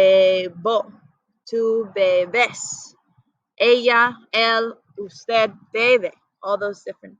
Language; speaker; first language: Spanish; non-native, fluent; English